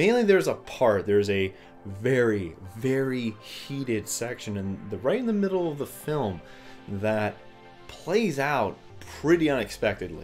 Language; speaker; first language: English; native; English